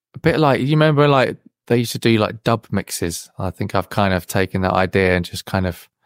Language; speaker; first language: English; native; English